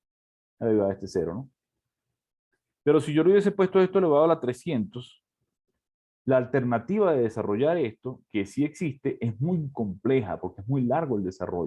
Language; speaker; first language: Spanish; native; Spanish